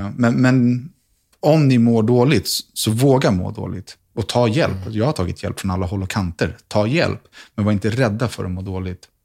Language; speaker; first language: Swedish; native; Swedish